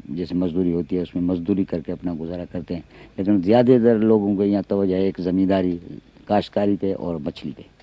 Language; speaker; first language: Urdu; non-native, local second language; Sindhi